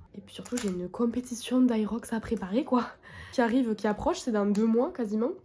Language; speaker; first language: French; native; French